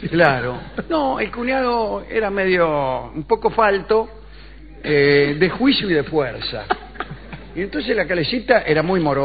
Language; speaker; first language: Spanish; native; Spanish